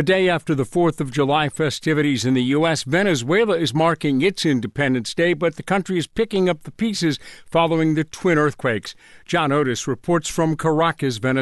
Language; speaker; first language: English; native; English